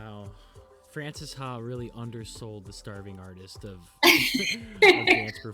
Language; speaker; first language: English; native; English